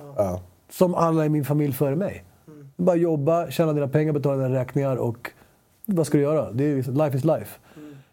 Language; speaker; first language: Swedish; early bilingual, other home language; Spanish